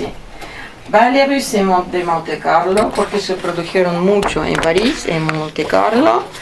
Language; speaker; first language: Spanish; non-native, fluent; Russian